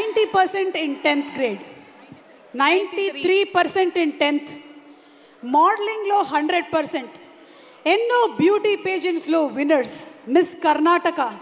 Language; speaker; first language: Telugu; native; Telugu